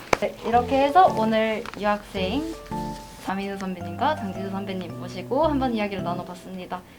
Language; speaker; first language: Korean; native; Korean